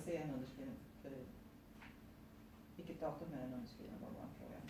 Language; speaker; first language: Swedish; native; Swedish